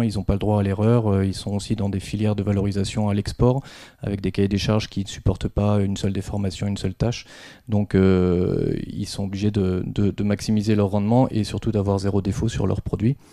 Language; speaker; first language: French; native; French